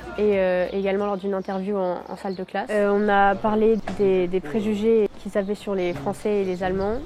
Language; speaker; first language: French; native; French